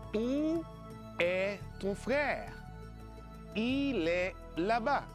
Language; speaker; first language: French; non-native, fluent; Spanish